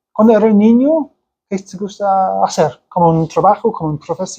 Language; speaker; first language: Spanish; non-native, learner; English